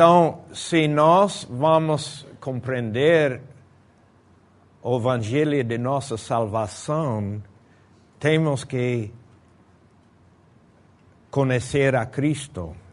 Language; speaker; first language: Portuguese; non-native, fluent; Spanish